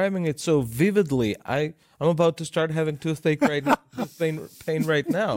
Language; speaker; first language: English; non-native, fluent; Russian